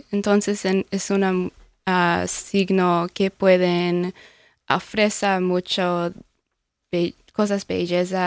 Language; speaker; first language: Spanish; non-native, learner; English